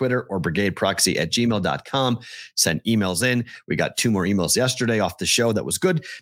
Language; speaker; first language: English; native; English